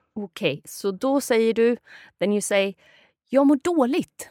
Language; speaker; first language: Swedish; non-native, fluent; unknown